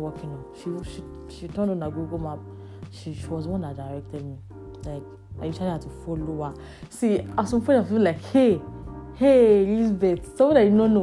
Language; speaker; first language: English; non-native, local second language; Yoruba